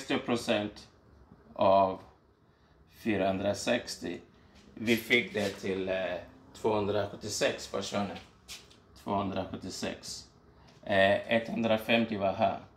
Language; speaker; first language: Swedish; non-native, fluent; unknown